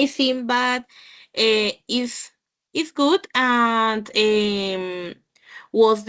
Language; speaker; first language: English; non-native, learner; Spanish